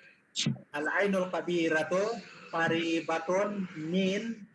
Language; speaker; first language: Arabic; non-native, fluent; Filipino